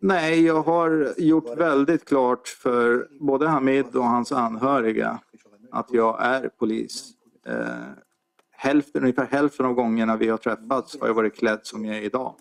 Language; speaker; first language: Swedish; native; Swedish